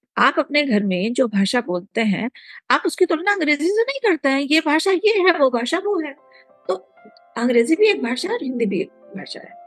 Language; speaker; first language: Hindi; native; Hindi